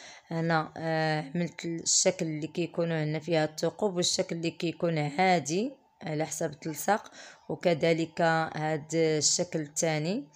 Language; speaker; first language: Arabic; native; Arabic